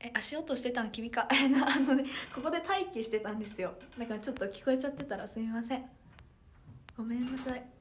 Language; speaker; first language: Japanese; native; Japanese